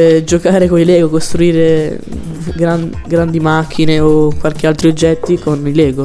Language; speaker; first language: Italian; native; Italian